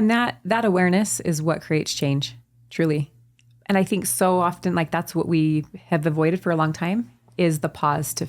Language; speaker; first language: English; native; English